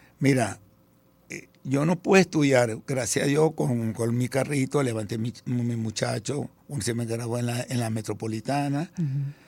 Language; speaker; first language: Spanish; early bilingual, other home language; Italian